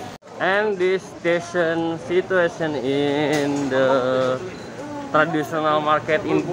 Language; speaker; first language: English; non-native, learner; Indonesian